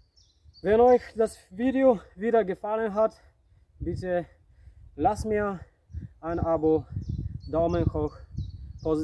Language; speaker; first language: German; non-native, fluent; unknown